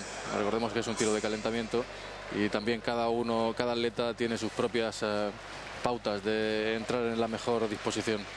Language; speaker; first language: Spanish; native; Spanish